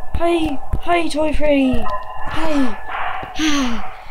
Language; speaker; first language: English; native; English